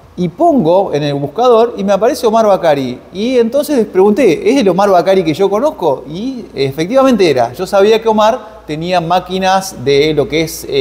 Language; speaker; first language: Spanish; native; Spanish